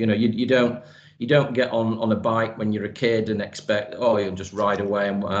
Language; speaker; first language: English; native; English